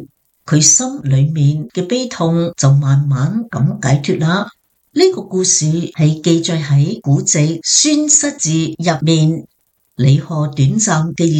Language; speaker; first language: Chinese; native; Chinese